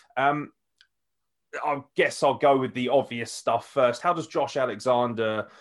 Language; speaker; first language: English; native; English